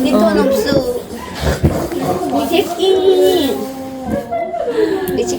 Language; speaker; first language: Korean; non-native, learner; Filipino